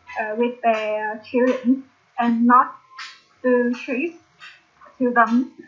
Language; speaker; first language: English; non-native, learner; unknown